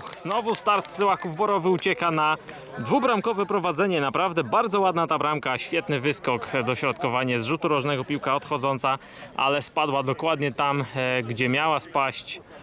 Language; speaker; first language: Polish; native; Polish